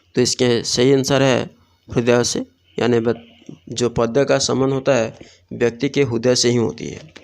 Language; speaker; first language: Hindi; non-native, local second language; Odia